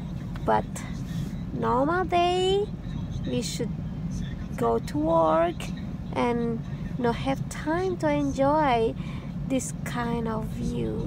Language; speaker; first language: English; non-native, fluent; Indonesian